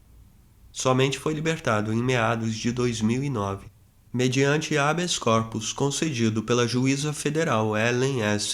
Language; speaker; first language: Portuguese; native; Portuguese